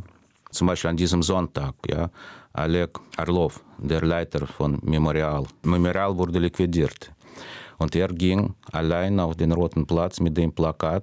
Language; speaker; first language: German; non-native, fluent; Russian